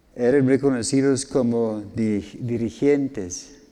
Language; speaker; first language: Spanish; non-native, fluent; English